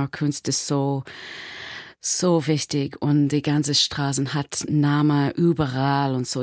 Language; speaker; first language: German; non-native, learner; English